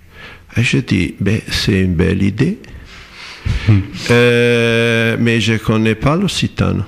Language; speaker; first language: French; non-native, fluent; Italian